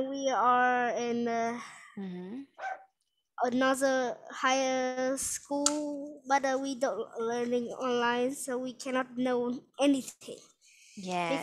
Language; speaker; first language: English; non-native, learner; Vietnamese